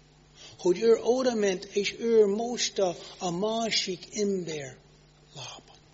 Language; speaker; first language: Hungarian; non-native, fluent; English